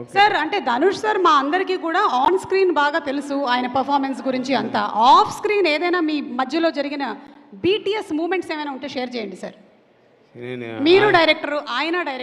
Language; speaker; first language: Telugu; native; Telugu